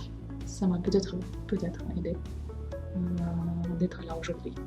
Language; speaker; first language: French; non-native, fluent; Romanian